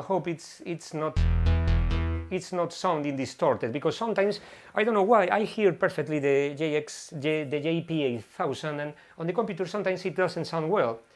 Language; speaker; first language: English; non-native, fluent; Spanish